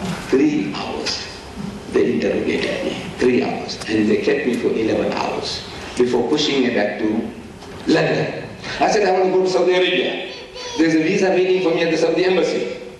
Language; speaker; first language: English; non-native, local second language; Gujarati